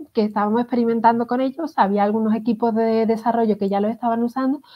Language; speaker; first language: Spanish; native; Spanish